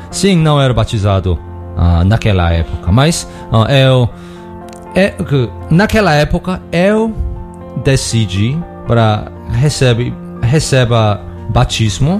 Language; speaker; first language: Portuguese; non-native, learner; Korean